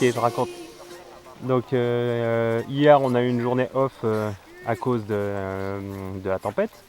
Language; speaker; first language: French; native; French